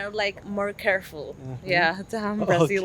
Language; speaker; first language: English; non-native, fluent; Spanish